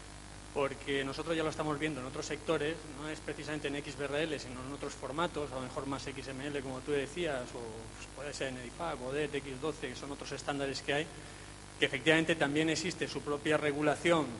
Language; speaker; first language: Spanish; native; Spanish